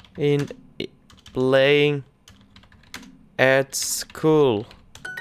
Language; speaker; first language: English; non-native, learner; Russian